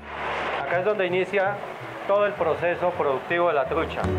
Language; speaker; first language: Spanish; native; Spanish